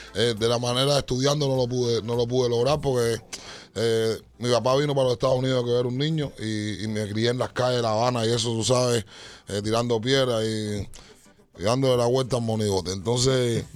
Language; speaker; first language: Spanish; native; Spanish